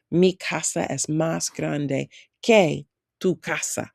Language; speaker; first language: Spanish; non-native, fluent; English